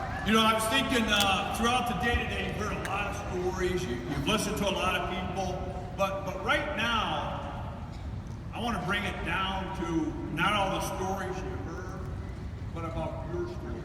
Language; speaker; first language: English; native; English